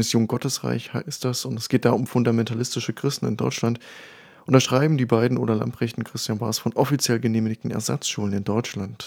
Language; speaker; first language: German; native; German